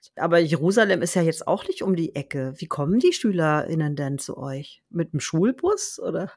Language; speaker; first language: German; native; German